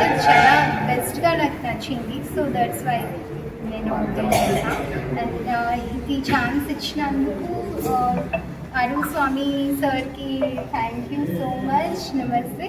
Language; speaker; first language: Telugu; non-native, learner; Hindi